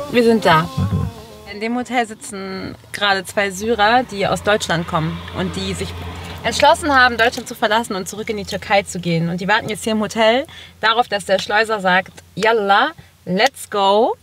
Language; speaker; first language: German; native; German